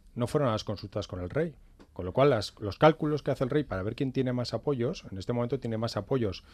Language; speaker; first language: Spanish; native; Spanish